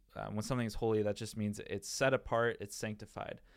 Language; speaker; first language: English; native; English